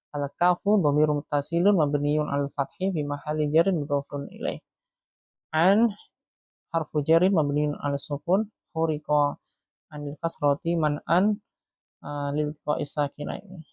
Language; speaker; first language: Arabic; non-native, fluent; Indonesian